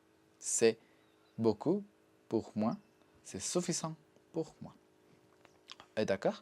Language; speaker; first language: French; non-native, learner; Spanish